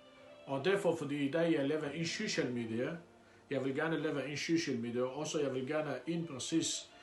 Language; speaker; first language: Danish; non-native, learner; Arabic